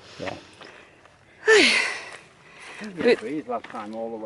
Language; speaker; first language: English; native; English